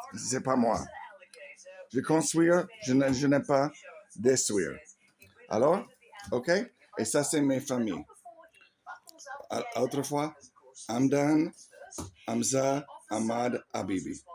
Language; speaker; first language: French; non-native, learner; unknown